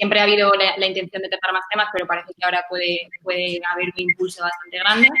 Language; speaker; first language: Spanish; native; Spanish